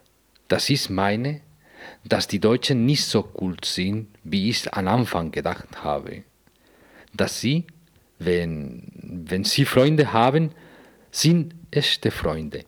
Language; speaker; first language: German; non-native, fluent; Spanish